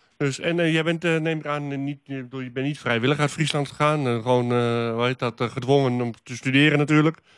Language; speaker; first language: Dutch; native; Dutch